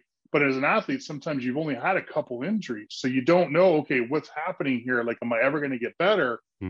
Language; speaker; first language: English; native; English